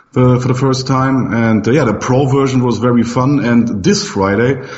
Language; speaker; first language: English; non-native, fluent; German